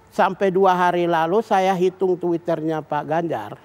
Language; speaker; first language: Indonesian; native; Indonesian